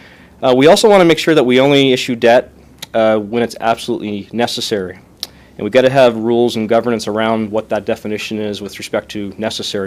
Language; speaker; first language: English; native; English